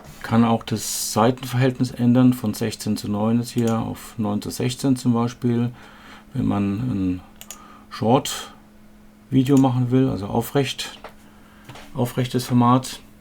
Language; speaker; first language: German; native; German